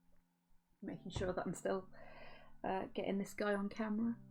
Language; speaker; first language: English; native; English